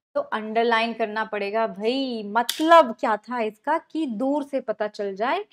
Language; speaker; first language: Hindi; native; Hindi